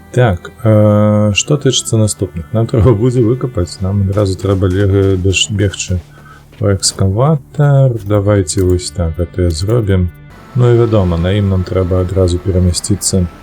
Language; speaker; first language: Belarusian; native; Belarusian